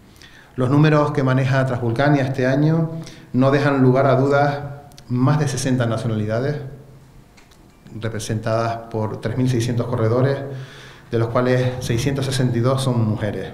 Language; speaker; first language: Spanish; native; Spanish